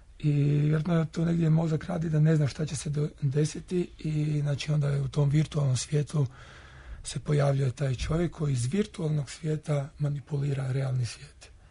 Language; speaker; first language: Croatian; native; Croatian